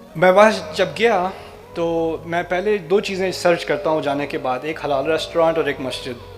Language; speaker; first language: Urdu; early bilingual, heritage; Urdu